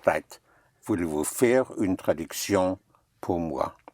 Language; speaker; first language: French; non-native, fluent; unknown